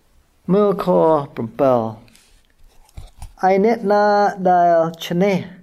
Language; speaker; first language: Khmer; non-native, fluent; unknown